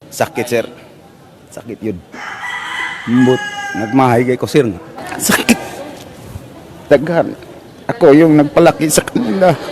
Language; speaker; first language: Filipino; non-native, local second language; Cebuano